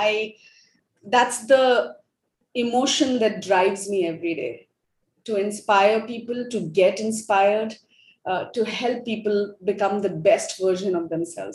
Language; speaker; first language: English; non-native, local second language; Hindi